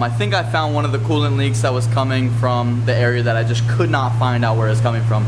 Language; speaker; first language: English; native; English